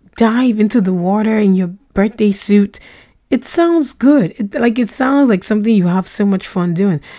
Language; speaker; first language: English; non-native, local second language; Russian